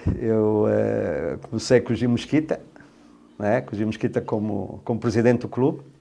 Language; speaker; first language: Portuguese; native; Portuguese